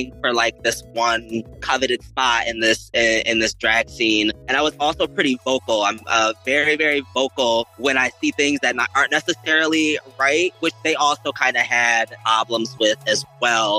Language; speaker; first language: English; native; English